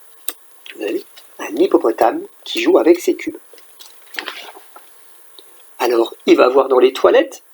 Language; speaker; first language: French; native; French